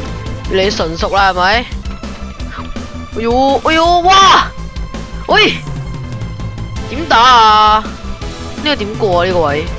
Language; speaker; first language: Chinese; native; Chinese